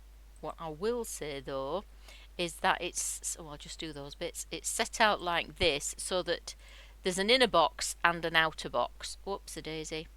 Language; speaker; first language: English; native; English